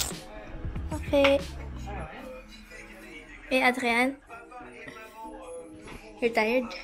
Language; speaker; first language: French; non-native, learner; Filipino